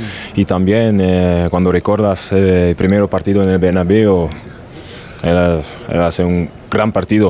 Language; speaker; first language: Spanish; non-native, learner; German